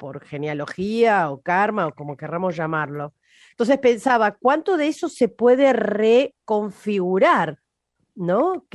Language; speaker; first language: Spanish; native; Spanish